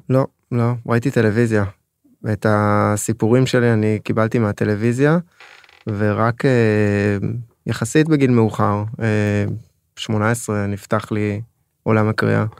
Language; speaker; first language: Hebrew; early bilingual, other home language; French